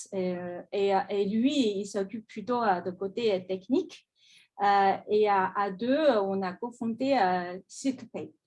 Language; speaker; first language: French; non-native, fluent; Chinese